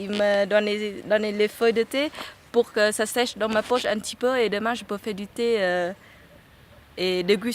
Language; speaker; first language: French; non-native, fluent; Vietnamese